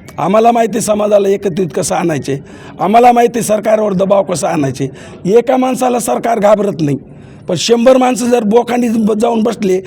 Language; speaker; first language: Marathi; non-native, local second language; Lambadi